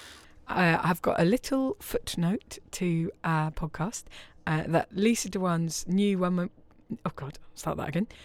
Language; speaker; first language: English; native; English